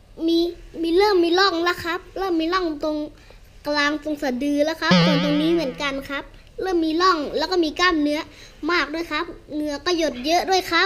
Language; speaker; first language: Thai; native; Thai